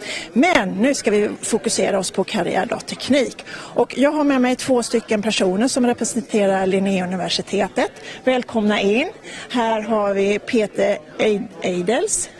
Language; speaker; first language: Swedish; native; Swedish